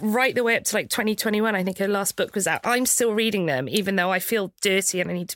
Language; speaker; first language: English; native; English